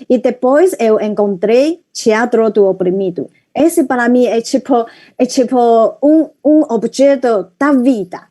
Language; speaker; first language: Portuguese; non-native, learner; Chinese